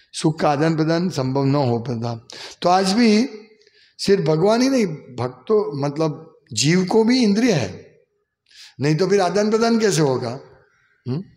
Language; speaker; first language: Hindi; non-native, local second language; Gujarati